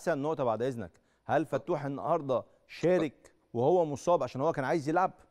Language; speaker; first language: Arabic; native; Arabic